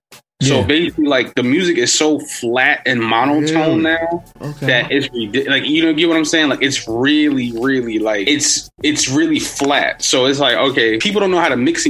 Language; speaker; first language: English; native; English